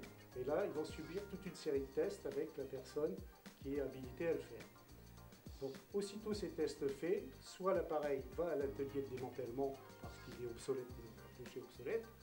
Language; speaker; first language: French; native; French